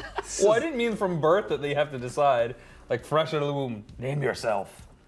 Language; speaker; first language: English; native; English